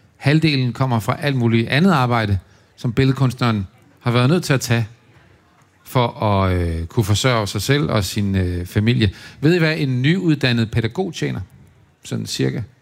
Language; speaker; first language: Danish; native; Danish